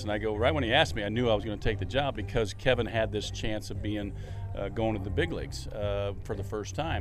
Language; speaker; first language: English; native; English